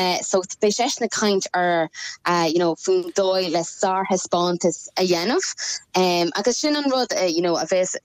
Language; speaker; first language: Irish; non-native, local second language; English